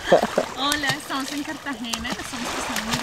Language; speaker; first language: Spanish; native; Spanish